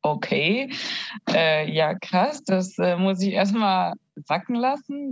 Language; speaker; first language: German; native; German